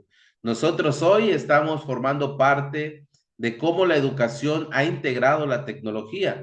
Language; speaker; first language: Spanish; native; Spanish